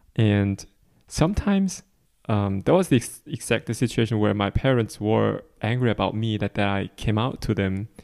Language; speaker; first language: English; non-native, fluent; Korean